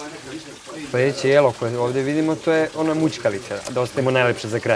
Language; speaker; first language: Bosnian; native; Bosnian